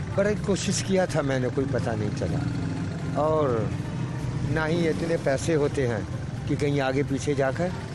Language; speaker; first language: Urdu; native; Urdu